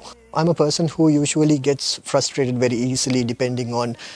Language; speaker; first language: English; non-native, local second language; Sinhala